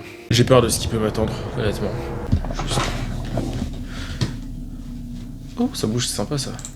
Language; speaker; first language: French; native; French